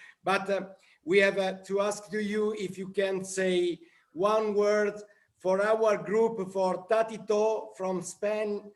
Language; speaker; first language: English; non-native, learner; Italian